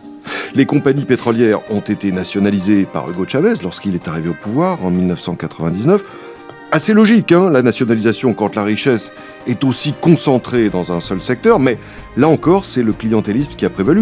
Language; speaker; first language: French; native; French